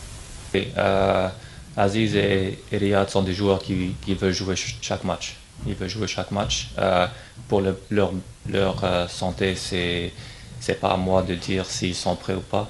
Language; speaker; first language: French; non-native, fluent; English